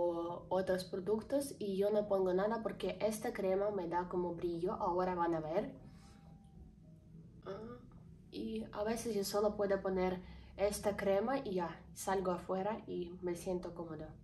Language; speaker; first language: Spanish; non-native, learner; Ukrainian